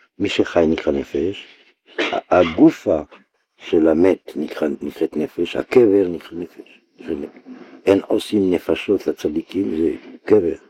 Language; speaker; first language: Hebrew; non-native, fluent; French